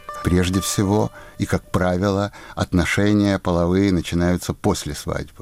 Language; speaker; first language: Russian; native; Russian